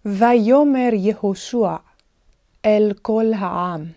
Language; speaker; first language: Hebrew; non-native, fluent; English